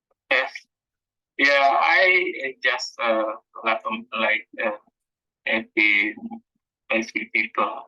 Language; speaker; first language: English; non-native, learner; Indonesian